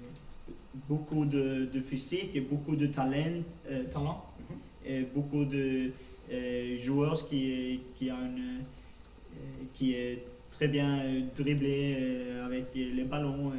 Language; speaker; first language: French; non-native, learner; Norwegian